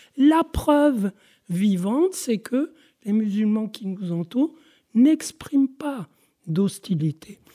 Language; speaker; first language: French; non-native, local second language; Arabic